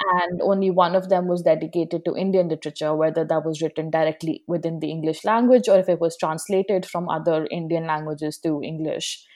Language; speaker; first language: English; non-native, local second language; Hindi